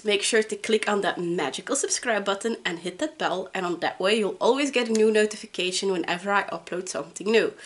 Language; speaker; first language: English; non-native, fluent; Dutch